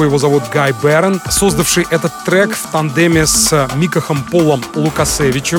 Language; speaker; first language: Russian; native; Russian